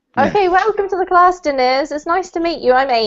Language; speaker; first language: English; native; English